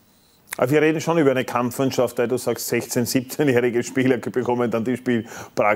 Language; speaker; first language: German; native; German